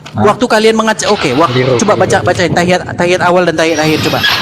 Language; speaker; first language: Indonesian; native; Indonesian